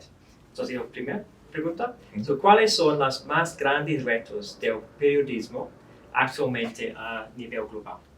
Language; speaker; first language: Spanish; non-native, fluent; English